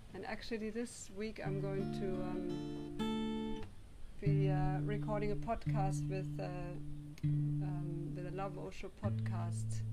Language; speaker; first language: English; non-native, fluent; German